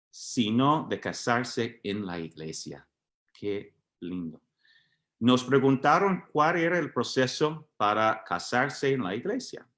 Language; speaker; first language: Spanish; non-native, fluent; English